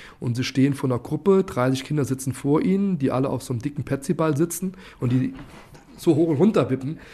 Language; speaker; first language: German; native; German